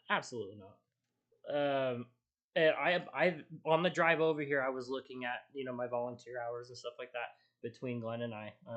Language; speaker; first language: English; native; English